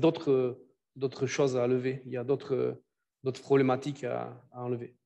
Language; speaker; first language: French; native; French